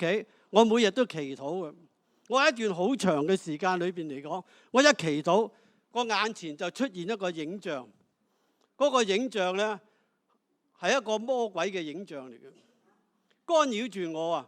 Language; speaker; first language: Cantonese; native; Cantonese